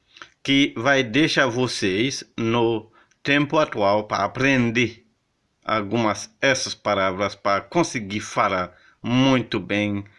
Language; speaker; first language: Portuguese; non-native, fluent; Haitian Creole